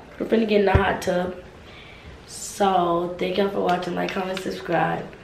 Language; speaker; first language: English; native; English